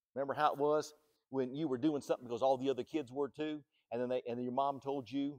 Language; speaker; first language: English; native; English